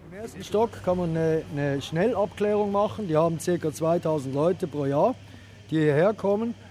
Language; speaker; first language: German; native; German